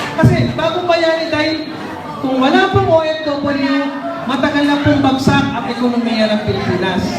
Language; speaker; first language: Filipino; non-native, local second language; Cebuano